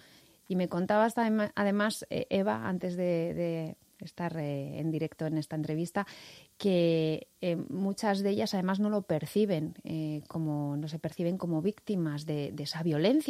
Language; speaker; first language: Spanish; native; Spanish